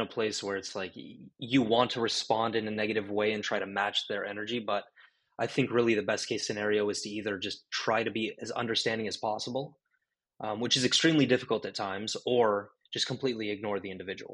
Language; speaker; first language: English; native; English